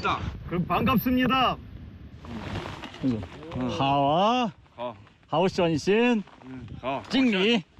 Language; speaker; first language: Chinese; non-native, fluent; Korean